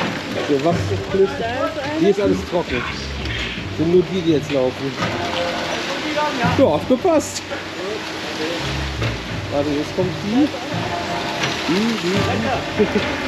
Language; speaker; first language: German; native; German